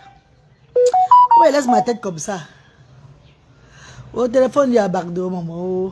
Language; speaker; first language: French; non-native, local second language; Lingala